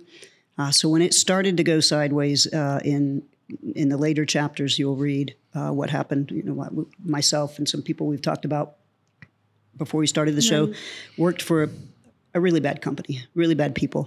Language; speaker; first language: English; native; English